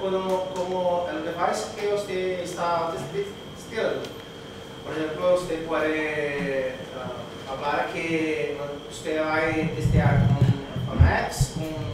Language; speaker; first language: Spanish; non-native, learner; Portuguese